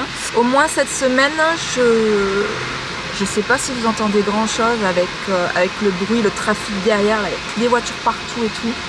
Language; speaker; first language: French; native; French